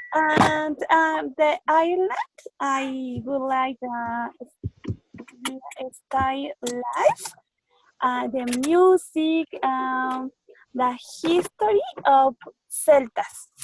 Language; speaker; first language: English; non-native, learner; Spanish